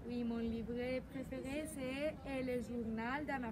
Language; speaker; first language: French; non-native, learner; Spanish